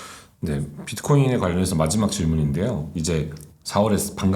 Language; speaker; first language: Korean; native; Korean